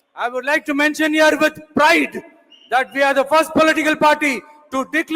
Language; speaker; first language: English; non-native, local second language; Tamil